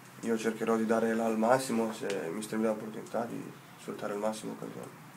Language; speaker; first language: Italian; non-native, fluent; Slovenian